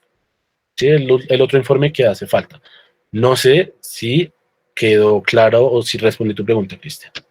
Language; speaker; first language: Spanish; native; Spanish